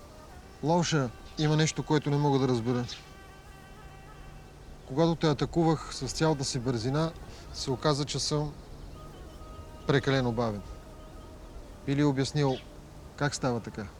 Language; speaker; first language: Bulgarian; native; Bulgarian